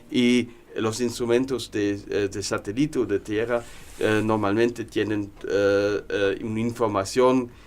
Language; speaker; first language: Spanish; non-native, learner; German